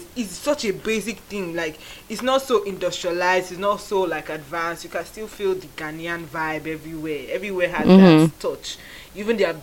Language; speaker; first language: English; non-native, local second language; Igbo